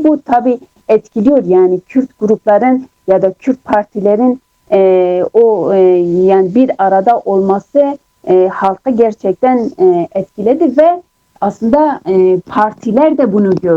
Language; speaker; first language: Turkish; non-native, fluent; Kurdish